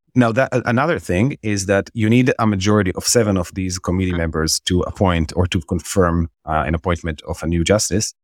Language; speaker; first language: English; non-native, fluent; Hebrew